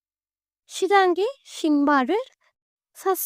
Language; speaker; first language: Korean; non-native, learner; Hindi